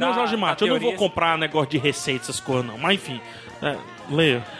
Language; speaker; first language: Portuguese; native; Portuguese